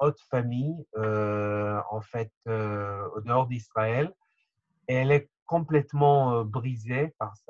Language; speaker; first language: French; non-native, fluent; Hebrew